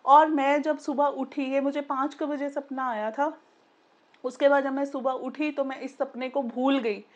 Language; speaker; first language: Hindi; native; Hindi